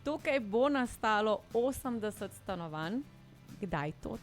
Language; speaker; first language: Slovenian; native; Slovenian